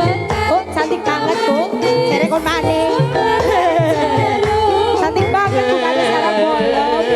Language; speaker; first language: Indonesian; non-native, local second language; Javanese